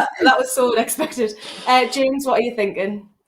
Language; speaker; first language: English; native; English